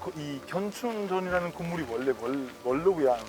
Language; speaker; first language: Korean; non-native, fluent; Italian